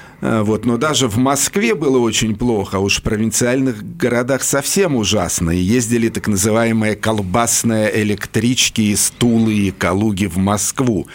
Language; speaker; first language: Russian; native; Russian